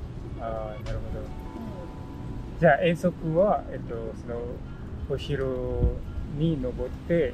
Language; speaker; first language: Japanese; non-native, learner; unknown